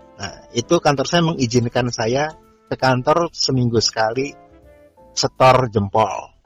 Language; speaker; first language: Indonesian; native; Indonesian